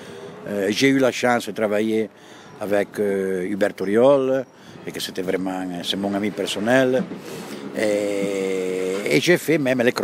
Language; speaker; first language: French; non-native, fluent; Italian